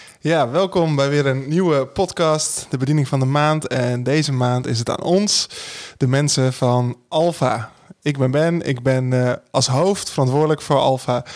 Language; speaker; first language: Dutch; native; Dutch